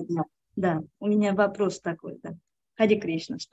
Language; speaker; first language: Russian; non-native, local second language; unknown